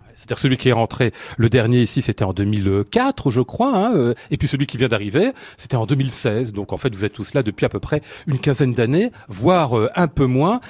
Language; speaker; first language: French; native; French